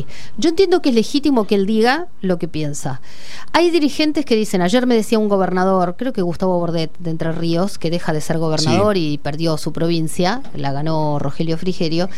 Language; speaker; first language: Spanish; native; Spanish